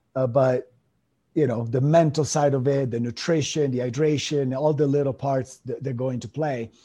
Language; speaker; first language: English; non-native, fluent; Italian